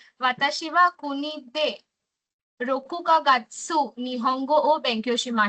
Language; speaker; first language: Japanese; non-native, local second language; Hindi